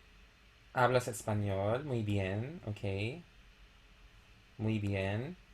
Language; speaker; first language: Spanish; non-native, fluent; Filipino